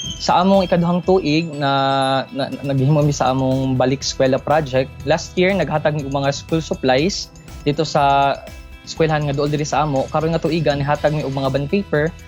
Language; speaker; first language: Cebuano; native; Cebuano